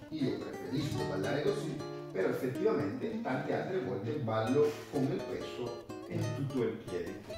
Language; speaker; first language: Italian; non-native, fluent; Spanish